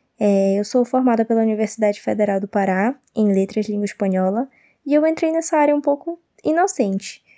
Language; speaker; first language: Portuguese; native; Portuguese